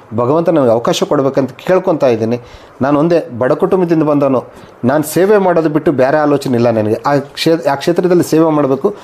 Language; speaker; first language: Kannada; native; Kannada